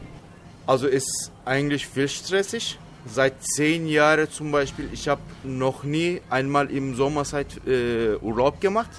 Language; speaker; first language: German; non-native, fluent; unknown